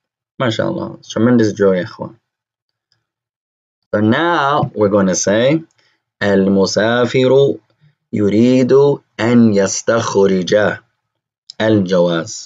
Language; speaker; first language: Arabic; non-native, fluent; English